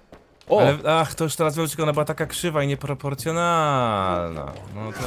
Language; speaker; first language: Polish; native; Polish